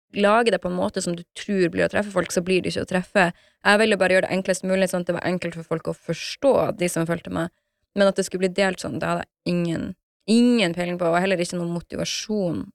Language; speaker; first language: Norwegian; native; Norwegian